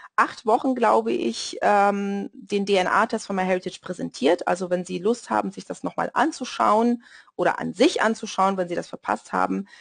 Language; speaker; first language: German; non-native, fluent; Portuguese